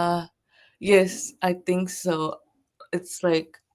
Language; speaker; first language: English; non-native, fluent; Japanese